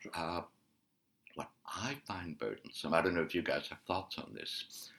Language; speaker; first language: English; native; English